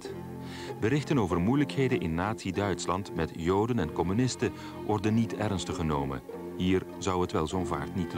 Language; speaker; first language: Dutch; native; Dutch